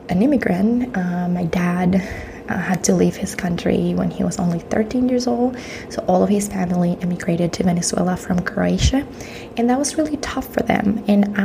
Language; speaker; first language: English; non-native, fluent; Spanish